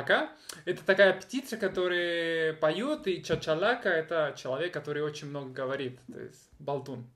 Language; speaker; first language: Russian; non-native, fluent; Spanish